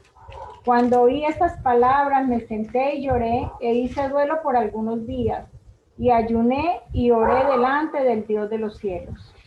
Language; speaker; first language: Spanish; native; Spanish